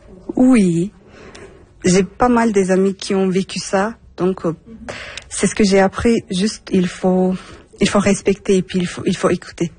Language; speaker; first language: French; non-native, fluent; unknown